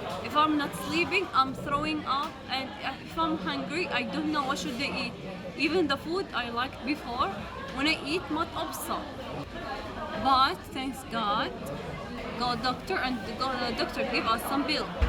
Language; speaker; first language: English; non-native, fluent; Arabic